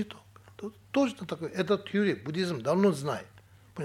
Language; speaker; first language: Russian; non-native, learner; Tibetan